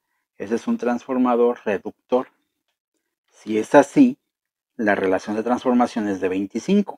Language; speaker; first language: Spanish; native; Spanish